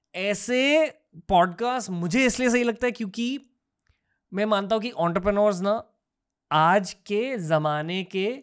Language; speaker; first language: Hindi; native; Hindi